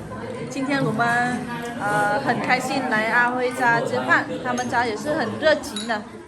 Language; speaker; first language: Chinese; non-native, fluent; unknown